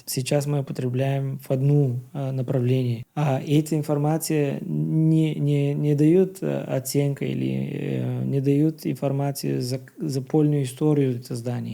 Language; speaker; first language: Russian; non-native, learner; Bulgarian